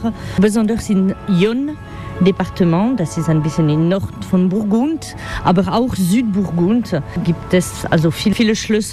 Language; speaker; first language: German; non-native, learner; French